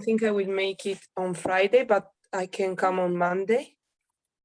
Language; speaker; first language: English; non-native, fluent; Italian